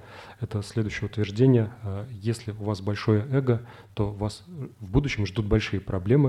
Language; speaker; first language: Russian; native; Russian